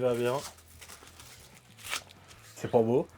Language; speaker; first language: French; native; French